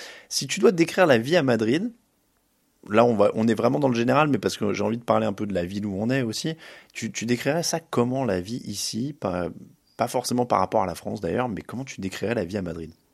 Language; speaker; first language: French; native; French